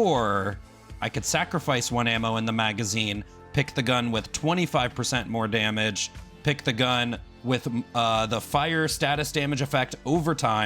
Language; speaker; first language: English; native; English